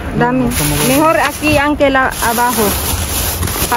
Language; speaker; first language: Spanish; non-native, learner; Filipino